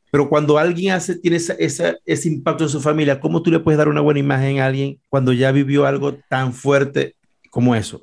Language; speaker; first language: Spanish; native; Spanish